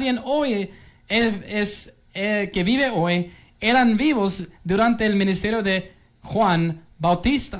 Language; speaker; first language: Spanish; early bilingual, heritage; English